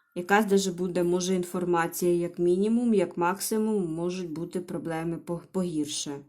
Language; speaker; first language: Ukrainian; native; Ukrainian